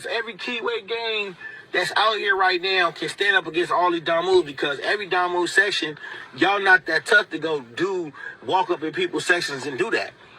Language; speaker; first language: English; native; English